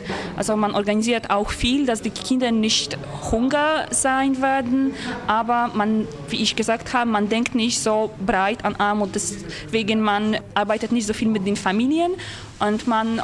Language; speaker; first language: German; non-native, fluent; Polish